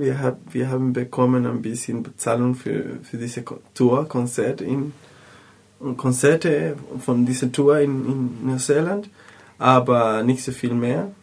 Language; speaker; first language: German; non-native, learner; Spanish